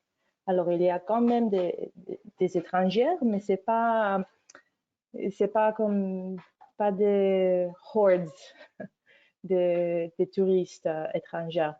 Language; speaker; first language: French; non-native, fluent; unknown